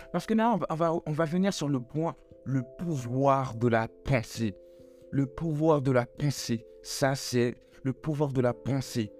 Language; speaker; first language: French; native; French